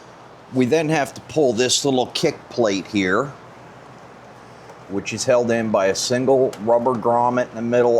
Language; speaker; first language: English; native; English